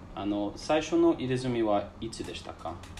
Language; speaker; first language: Japanese; non-native, learner; English